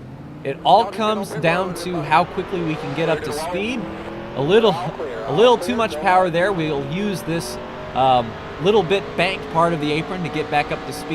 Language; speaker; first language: English; native; English